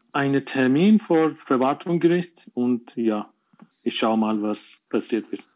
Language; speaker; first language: German; non-native, learner; Persian